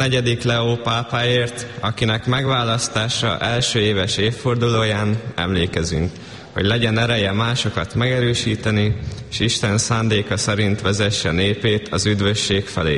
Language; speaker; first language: Hungarian; native; Hungarian